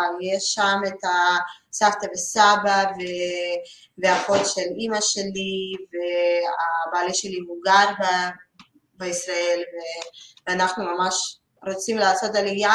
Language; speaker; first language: Hebrew; non-native, learner; Russian